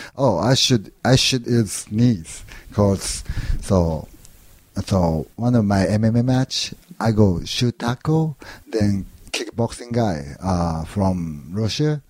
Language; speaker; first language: English; non-native, learner; Japanese